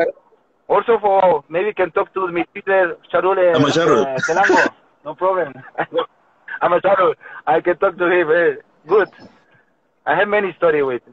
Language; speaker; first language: English; non-native, learner; Spanish